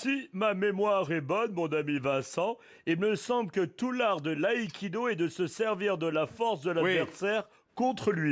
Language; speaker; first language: French; native; French